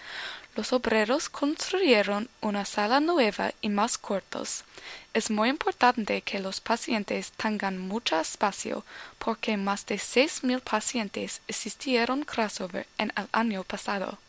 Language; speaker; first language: Spanish; non-native, learner; English